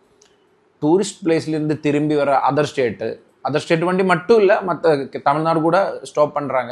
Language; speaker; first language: Tamil; non-native, local second language; Malayalam